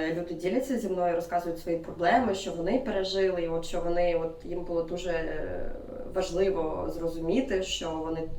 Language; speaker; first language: Ukrainian; non-native, local second language; Russian